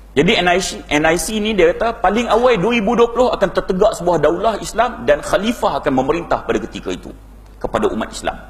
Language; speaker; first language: Malay; native; Malay